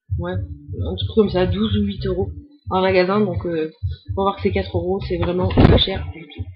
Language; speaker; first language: French; native; French